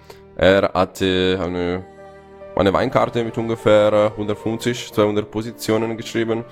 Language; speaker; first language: German; non-native, fluent; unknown